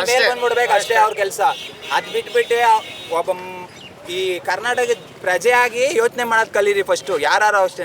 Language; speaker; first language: Kannada; native; Kannada